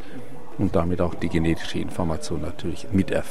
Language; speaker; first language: German; native; German